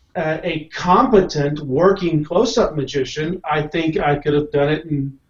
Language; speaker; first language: English; native; English